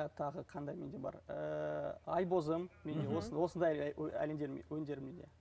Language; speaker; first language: Kazakh; non-native, local second language; Russian